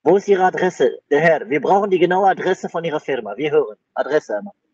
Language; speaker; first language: German; native; German